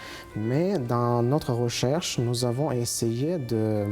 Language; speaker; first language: French; non-native, fluent; Uzbek